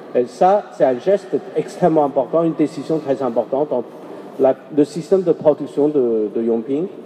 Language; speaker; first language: French; non-native, fluent; Chinese